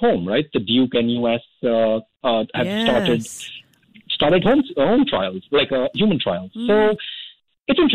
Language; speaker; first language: English; non-native, local second language; Hindi